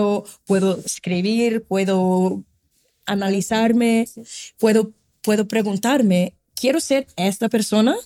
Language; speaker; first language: Spanish; non-native, fluent; Portuguese